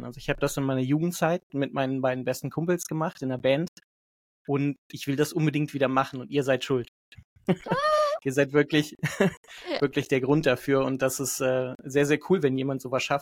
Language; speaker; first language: German; native; German